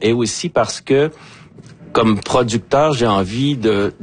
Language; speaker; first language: French; native; French